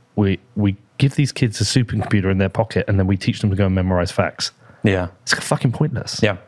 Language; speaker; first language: English; native; English